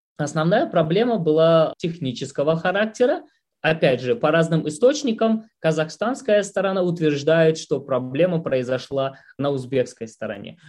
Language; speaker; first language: Russian; non-native, local second language; Tajik